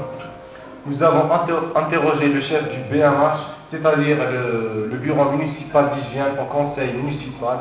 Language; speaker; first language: French; non-native, local second language; Arabic